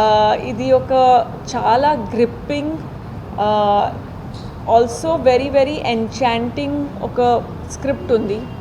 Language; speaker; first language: Telugu; non-native, fluent; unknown